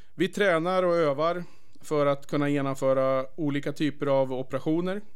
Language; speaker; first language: Swedish; native; Swedish